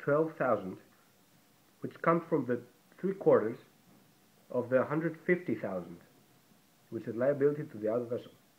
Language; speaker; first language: English; non-native, fluent; Greek